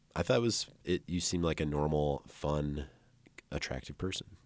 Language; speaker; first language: English; native; English